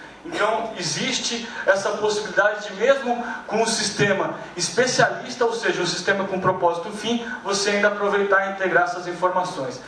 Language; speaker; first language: Portuguese; native; Portuguese